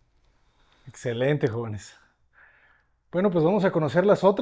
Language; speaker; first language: Spanish; native; Spanish